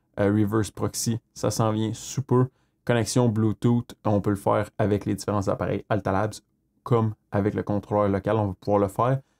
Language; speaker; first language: French; native; French